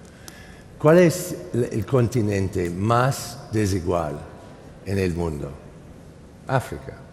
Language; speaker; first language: Spanish; non-native, fluent; English